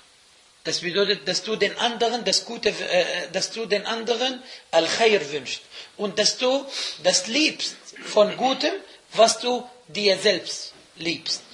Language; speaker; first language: German; non-native, fluent; Arabic